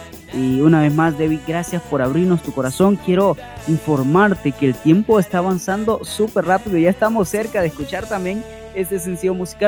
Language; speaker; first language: Spanish; native; Spanish